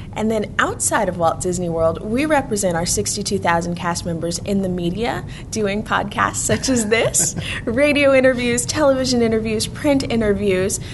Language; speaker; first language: English; native; English